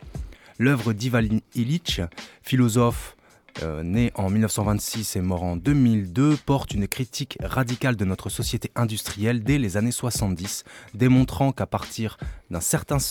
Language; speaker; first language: French; native; French